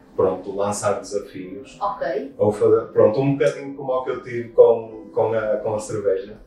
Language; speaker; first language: Portuguese; native; Portuguese